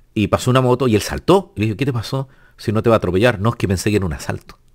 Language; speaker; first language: Spanish; native; Spanish